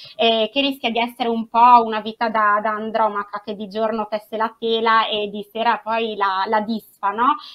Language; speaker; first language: Italian; native; Italian